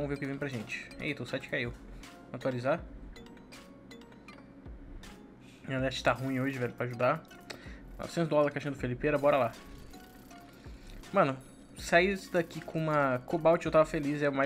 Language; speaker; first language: Portuguese; native; Portuguese